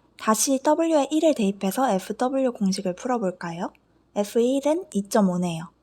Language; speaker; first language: Korean; native; Korean